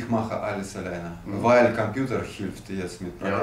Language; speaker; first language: German; non-native, learner; Russian